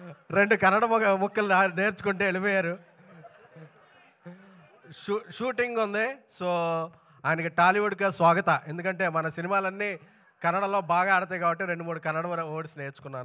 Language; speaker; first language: Telugu; native; Telugu